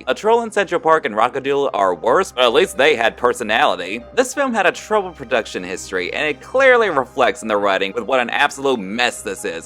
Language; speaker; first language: English; native; English